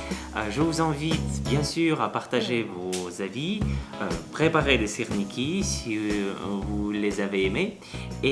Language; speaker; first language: French; non-native, fluent; Russian